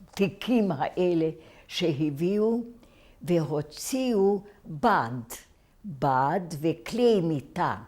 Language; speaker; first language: Hebrew; non-native, fluent; Hungarian